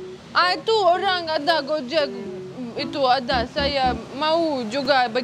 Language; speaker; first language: Indonesian; non-native, learner; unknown